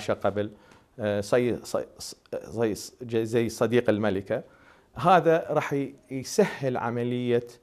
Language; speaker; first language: Arabic; native; Arabic